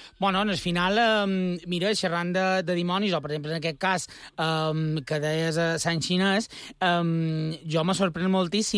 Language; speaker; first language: Catalan; native; Catalan